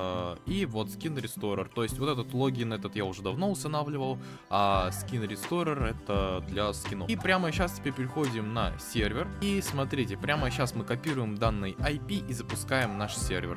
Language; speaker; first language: Russian; native; Russian